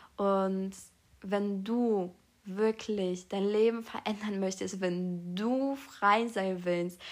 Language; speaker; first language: German; early bilingual, other home language; Polish